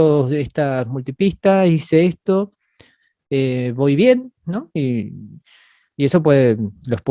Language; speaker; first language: Spanish; native; Spanish